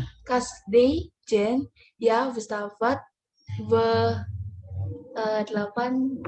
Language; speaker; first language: Russian; non-native, learner; Indonesian